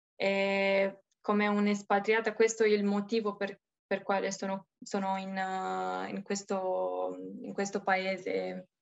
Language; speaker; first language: Italian; non-native, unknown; Romanian